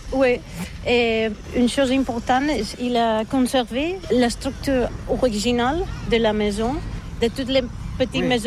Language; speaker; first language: French; non-native, learner; Catalan